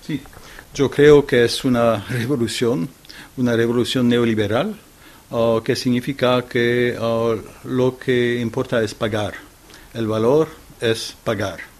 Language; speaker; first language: Spanish; non-native, fluent; French